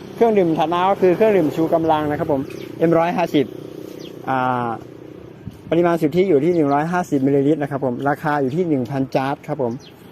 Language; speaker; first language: Thai; non-native, local second language; Shan